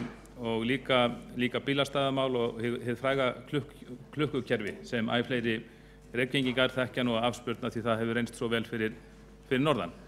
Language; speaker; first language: Icelandic; native; Icelandic